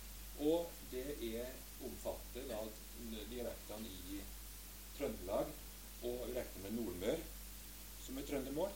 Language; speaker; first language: Norwegian; native; Norwegian